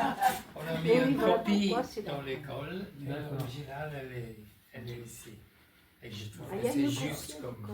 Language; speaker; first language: French; non-native, fluent; English